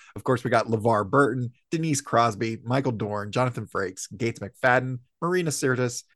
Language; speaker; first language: English; native; English